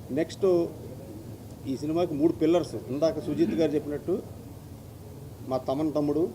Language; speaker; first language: Telugu; native; Telugu